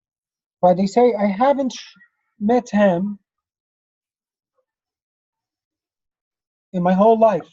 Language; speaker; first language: English; non-native, fluent; Arabic